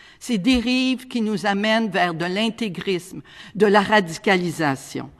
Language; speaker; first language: French; native; French